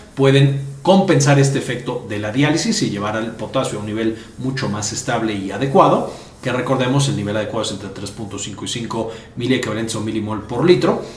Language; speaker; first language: Spanish; native; Spanish